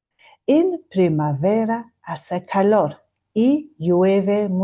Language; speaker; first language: Spanish; non-native, fluent; Mongolian